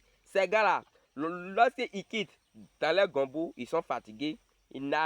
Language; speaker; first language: French; non-native, local second language; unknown